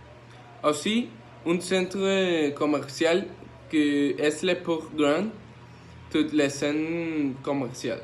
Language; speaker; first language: French; non-native, learner; Spanish